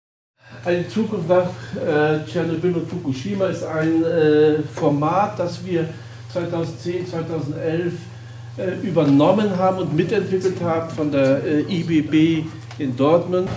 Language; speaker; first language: German; native; German